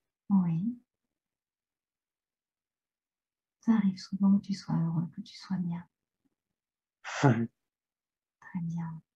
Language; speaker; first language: French; native; French